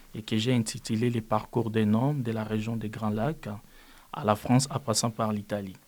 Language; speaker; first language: French; non-native, local second language; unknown